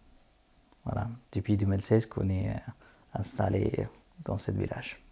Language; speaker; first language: French; non-native, fluent; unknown